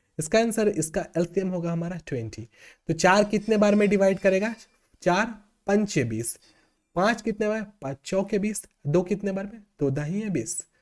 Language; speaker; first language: Hindi; native; Hindi